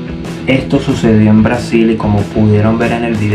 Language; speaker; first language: Spanish; native; Spanish